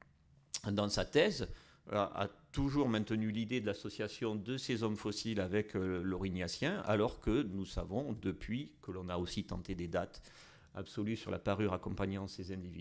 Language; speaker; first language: French; native; French